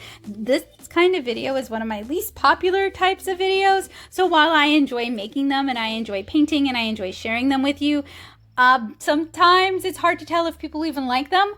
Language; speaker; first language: English; native; English